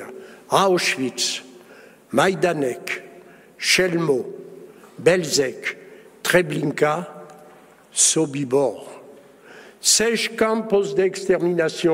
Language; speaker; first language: Spanish; early bilingual, heritage; Spanish